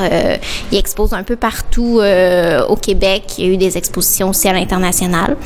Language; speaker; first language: French; native; French